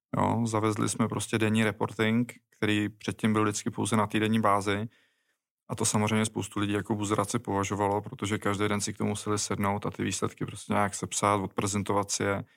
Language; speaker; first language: Czech; native; Czech